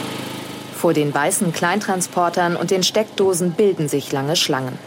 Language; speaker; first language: German; native; German